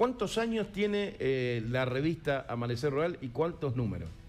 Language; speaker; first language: Spanish; native; Spanish